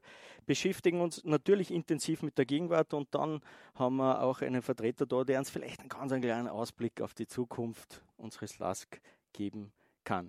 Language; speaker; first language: German; native; German